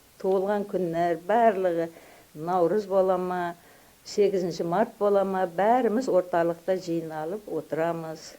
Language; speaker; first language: Uzbek; non-native, local second language; Kazakh